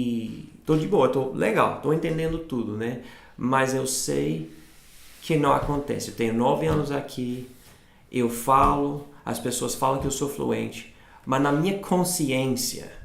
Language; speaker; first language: Portuguese; non-native, fluent; English